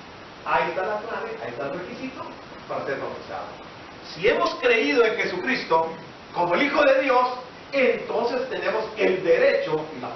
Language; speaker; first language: Spanish; native; Spanish